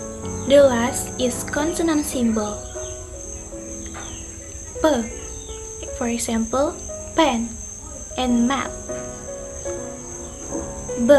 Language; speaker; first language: English; non-native, learner; Indonesian